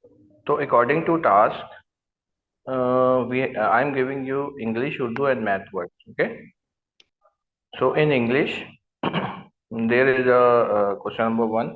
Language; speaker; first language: English; non-native, learner; Urdu